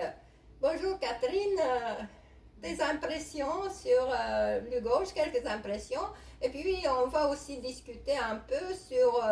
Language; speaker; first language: French; non-native, fluent; Romanian